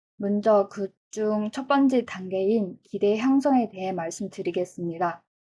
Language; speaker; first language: Korean; non-native, fluent; Chinese